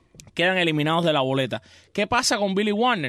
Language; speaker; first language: Spanish; native; Spanish